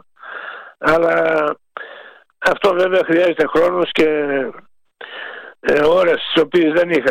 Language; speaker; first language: Greek; native; Greek